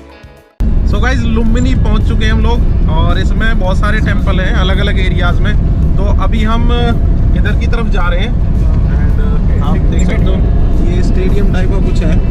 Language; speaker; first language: Hindi; native; Hindi